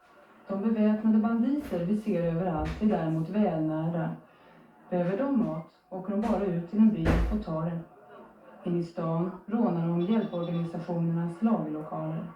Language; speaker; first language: Swedish; native; Swedish